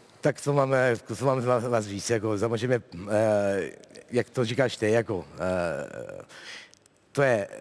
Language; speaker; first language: Czech; non-native, fluent; Italian